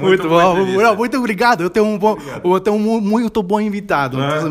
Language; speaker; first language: Portuguese; non-native, fluent; Spanish